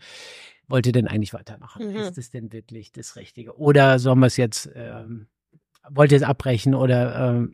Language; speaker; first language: German; native; German